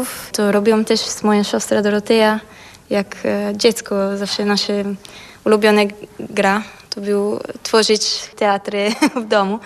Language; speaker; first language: Polish; non-native, fluent; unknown